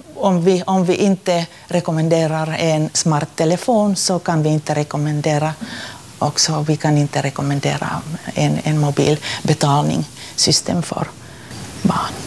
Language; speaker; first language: Swedish; non-native, local second language; Finnish